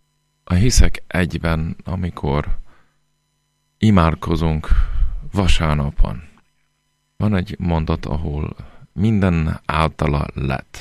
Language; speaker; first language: Hungarian; non-native, fluent; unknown